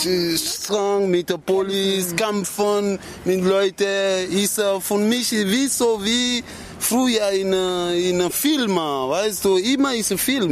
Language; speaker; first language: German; non-native, learner; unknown